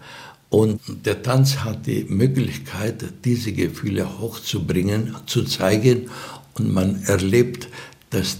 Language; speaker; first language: German; non-native, fluent; Greek